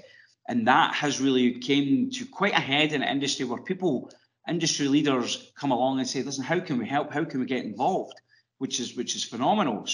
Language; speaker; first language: English; native; English